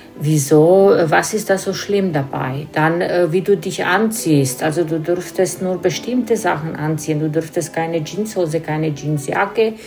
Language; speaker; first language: German; non-native, fluent; Romanian